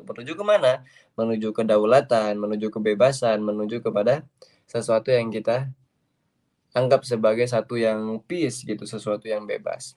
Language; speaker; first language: Indonesian; native; Indonesian